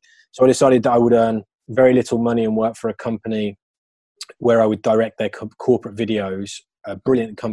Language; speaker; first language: English; native; English